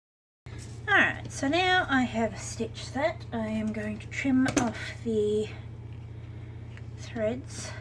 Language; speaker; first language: English; native; English